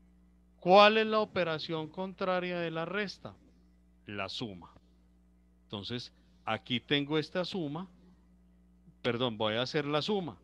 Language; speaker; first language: Spanish; native; Spanish